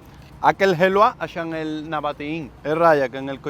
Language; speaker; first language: Arabic; non-native, learner; Spanish